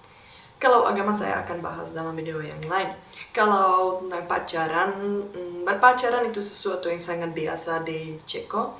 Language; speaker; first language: Indonesian; non-native, fluent; Czech